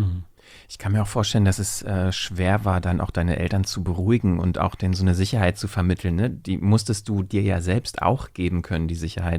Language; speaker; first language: German; native; German